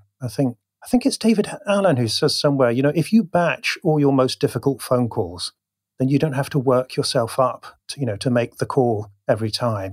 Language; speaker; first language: English; native; English